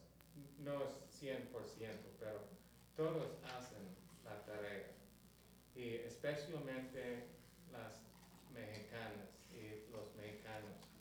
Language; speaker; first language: Spanish; non-native, learner; English